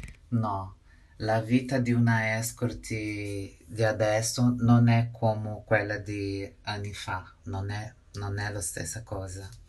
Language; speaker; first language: Italian; non-native, fluent; Portuguese